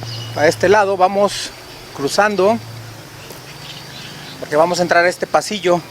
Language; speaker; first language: Spanish; native; Spanish